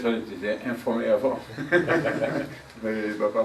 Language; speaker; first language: French; non-native, fluent; Dutch